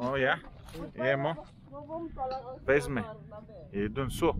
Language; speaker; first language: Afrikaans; non-native, learner; English